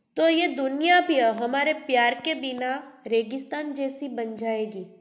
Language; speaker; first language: Hindi; non-native, local second language; Gujarati